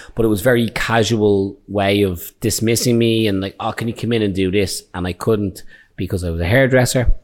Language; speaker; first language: English; native; English